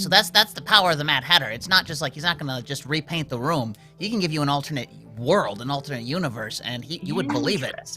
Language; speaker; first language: English; native; English